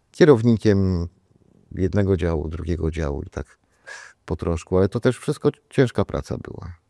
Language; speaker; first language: Polish; native; Polish